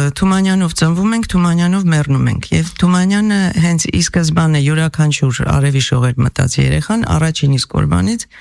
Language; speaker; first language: Armenian; native; Armenian